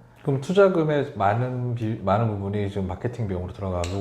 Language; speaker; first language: Korean; native; Korean